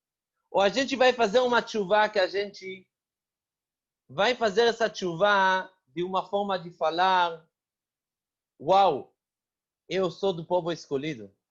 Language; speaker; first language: Portuguese; non-native, fluent; Hebrew